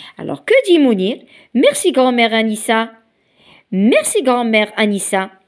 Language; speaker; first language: French; non-native, local second language; Arabic